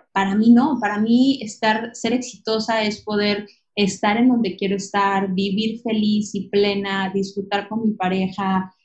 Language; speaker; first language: Spanish; native; Spanish